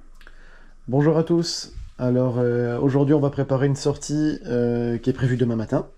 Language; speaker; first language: French; native; French